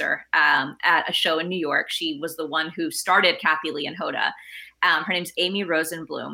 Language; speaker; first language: English; early bilingual, other home language; Spanish